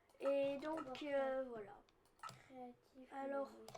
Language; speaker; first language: French; native; French